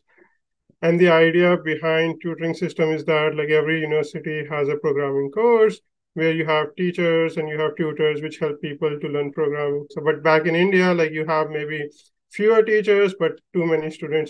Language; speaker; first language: English; non-native, local second language; Hindi